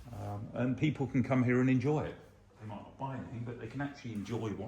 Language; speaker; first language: English; native; English